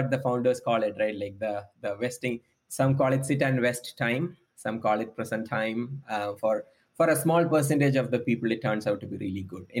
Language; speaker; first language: English; non-native, local second language; Malayalam